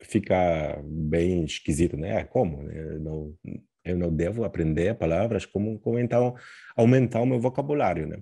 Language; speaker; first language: Portuguese; non-native, fluent; Polish